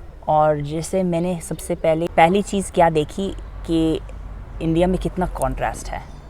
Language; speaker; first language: Hindi; non-native, fluent; English